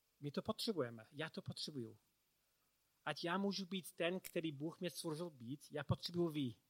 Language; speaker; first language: Czech; non-native, learner; English